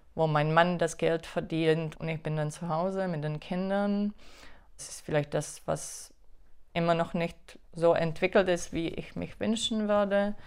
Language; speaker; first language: German; non-native, fluent; Czech